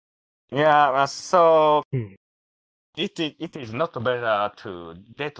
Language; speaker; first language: English; non-native, learner; Japanese